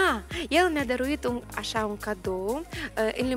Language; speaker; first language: Romanian; non-native, local second language; Russian